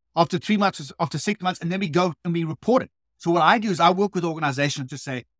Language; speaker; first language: English; native; English